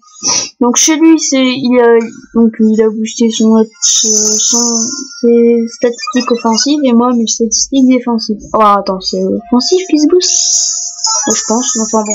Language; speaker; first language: French; native; French